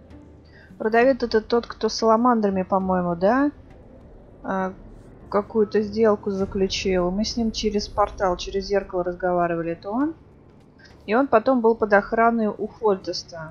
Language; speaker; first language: Russian; native; Russian